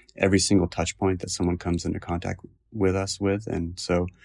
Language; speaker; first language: English; native; English